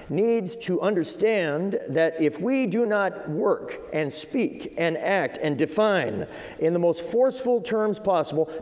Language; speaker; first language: English; native; English